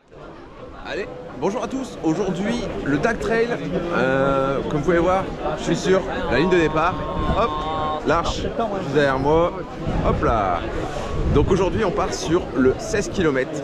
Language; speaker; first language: French; native; French